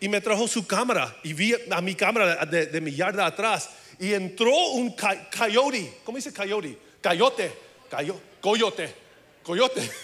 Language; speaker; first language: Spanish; early bilingual, heritage; English